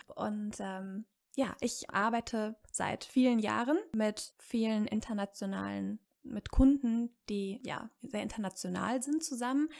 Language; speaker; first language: German; native; German